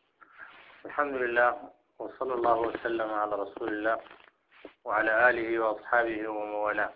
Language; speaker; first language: Arabic; native; Arabic